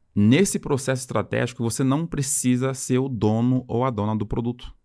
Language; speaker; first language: Portuguese; non-native, fluent; French